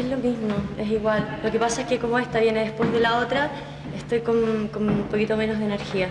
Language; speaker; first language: Spanish; native; Spanish